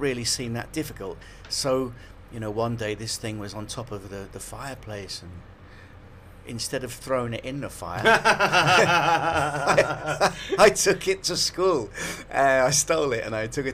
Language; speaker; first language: English; native; English